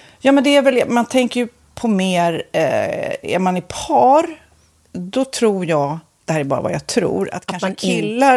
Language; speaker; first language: Swedish; native; Swedish